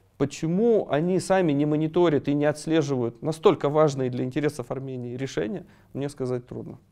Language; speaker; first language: Russian; native; Russian